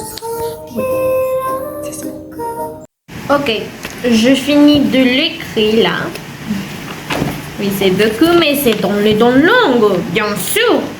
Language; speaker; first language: French; non-native, learner; Spanish